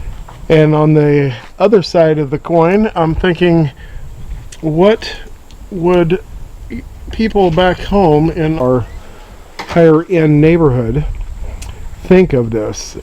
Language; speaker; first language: English; native; English